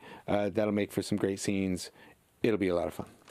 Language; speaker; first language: English; native; English